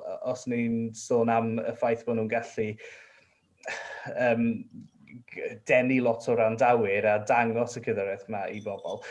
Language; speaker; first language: Welsh; non-native, local second language; English